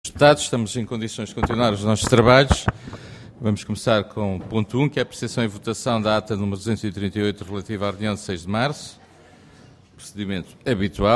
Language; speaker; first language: Portuguese; native; Portuguese